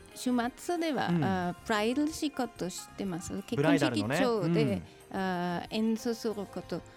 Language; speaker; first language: Japanese; non-native, learner; German